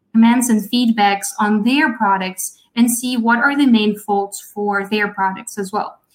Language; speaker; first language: English; non-native, fluent; Russian